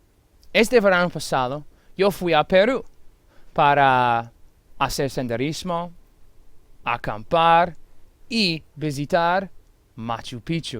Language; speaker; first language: Spanish; non-native, fluent; English